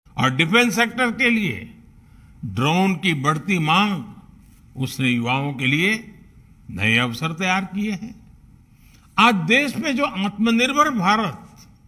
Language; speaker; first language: Hindi; non-native, local second language; Gujarati